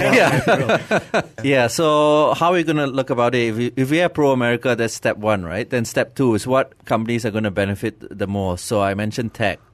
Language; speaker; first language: English; non-native, local second language; Tamil